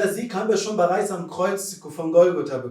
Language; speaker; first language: German; non-native, fluent; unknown